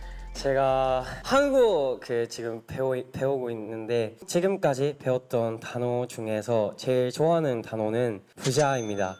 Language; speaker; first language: Korean; non-native, learner; Japanese